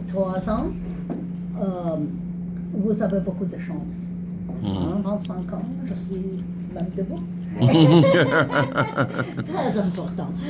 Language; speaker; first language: French; non-native, learner; English